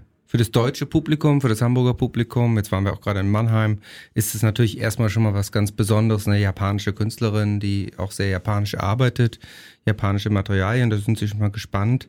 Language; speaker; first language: German; native; German